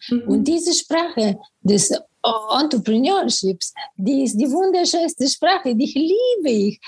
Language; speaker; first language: German; non-native, fluent; Bulgarian